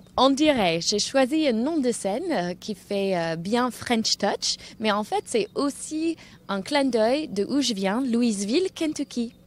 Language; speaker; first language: French; non-native, fluent; English